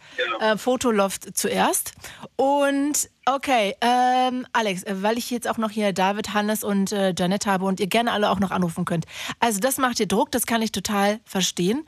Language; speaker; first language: German; native; German